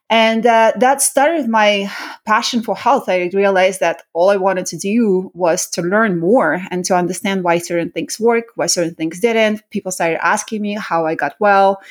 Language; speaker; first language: English; early bilingual, other home language; Russian